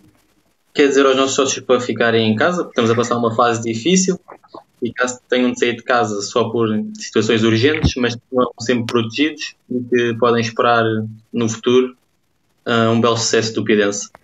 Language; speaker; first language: Portuguese; native; Portuguese